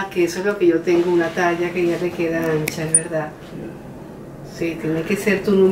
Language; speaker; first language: Spanish; native; Spanish